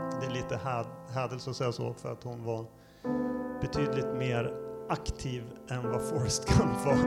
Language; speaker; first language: Swedish; native; Swedish